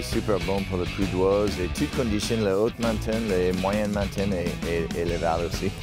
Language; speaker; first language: French; non-native, learner; English